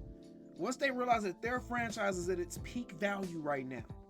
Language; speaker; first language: English; native; English